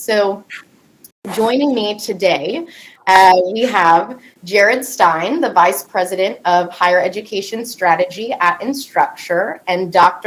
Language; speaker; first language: English; native; English